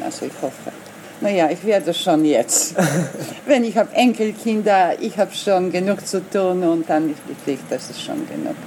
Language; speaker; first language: German; non-native, learner; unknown